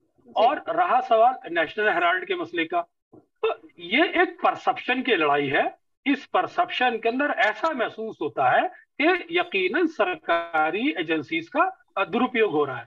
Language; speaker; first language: Hindi; native; Hindi